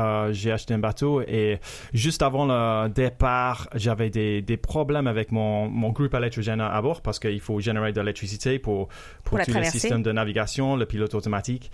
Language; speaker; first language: French; non-native, fluent; English